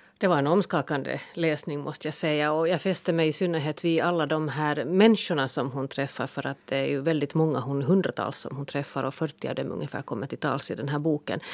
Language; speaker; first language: Swedish; native; Swedish